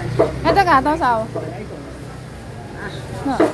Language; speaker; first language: Chinese; non-native, learner; Filipino